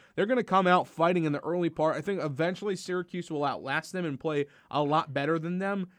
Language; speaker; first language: English; native; English